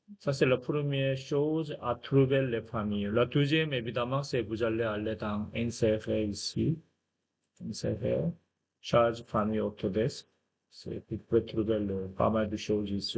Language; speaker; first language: French; non-native, fluent; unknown